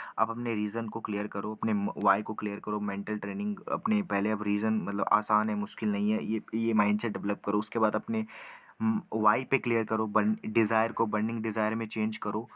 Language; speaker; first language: Hindi; native; Hindi